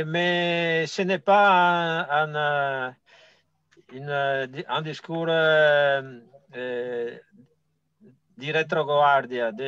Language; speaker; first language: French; non-native, fluent; Italian